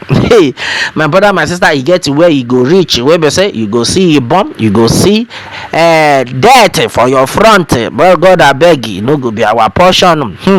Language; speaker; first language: Nigerian Pidgin; non-native, local second language; Yoruba